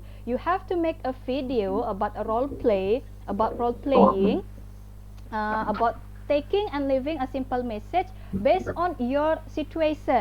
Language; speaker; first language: English; non-native, fluent; Indonesian